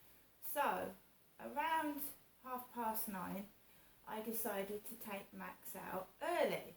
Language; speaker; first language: English; native; English